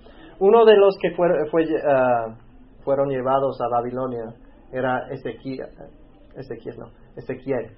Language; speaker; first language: Spanish; native; Spanish